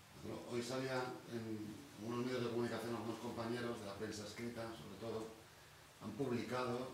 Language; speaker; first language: Spanish; native; Spanish